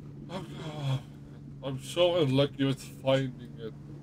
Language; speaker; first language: English; non-native, fluent; Dutch